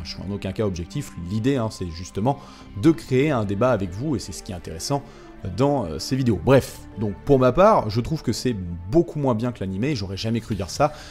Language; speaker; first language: French; native; French